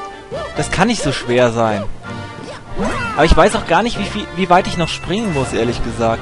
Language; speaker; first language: German; native; German